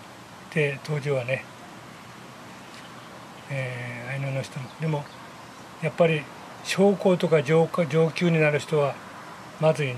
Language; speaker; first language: Japanese; native; Japanese